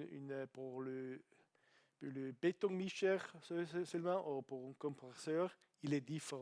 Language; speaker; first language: French; non-native, learner; Italian